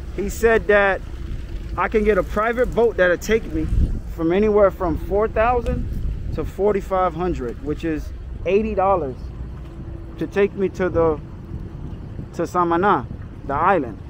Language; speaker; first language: English; native; English